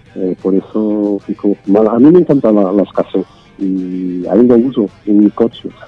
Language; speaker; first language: Spanish; non-native, learner; Portuguese